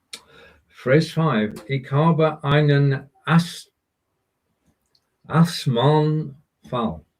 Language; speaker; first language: German; non-native, learner; English